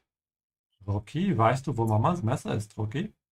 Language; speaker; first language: German; non-native, fluent; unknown